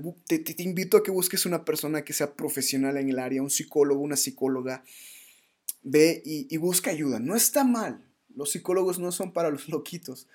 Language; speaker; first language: Spanish; native; Spanish